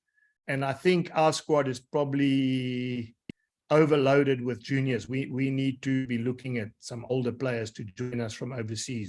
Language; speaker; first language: English; native; English